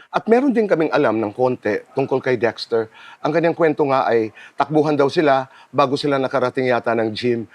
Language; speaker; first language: Filipino; native; Filipino